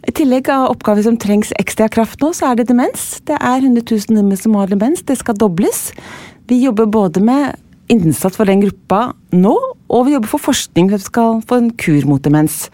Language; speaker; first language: Norwegian; native; Norwegian